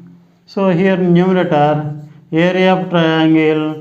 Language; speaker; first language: English; non-native, local second language; Telugu